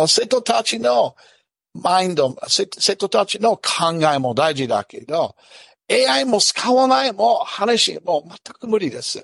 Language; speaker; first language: Japanese; non-native, fluent; English